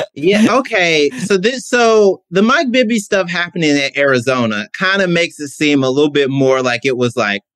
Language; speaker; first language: English; native; English